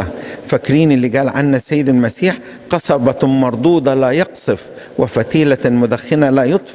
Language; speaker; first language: Arabic; native; Arabic